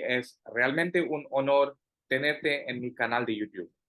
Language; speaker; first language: Spanish; non-native, fluent; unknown